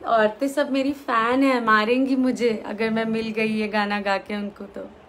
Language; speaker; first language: Hindi; native; Hindi